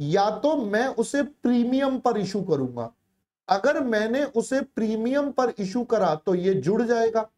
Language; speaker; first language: Hindi; native; Hindi